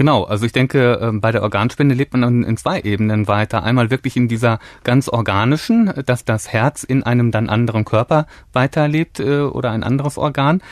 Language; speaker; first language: German; native; German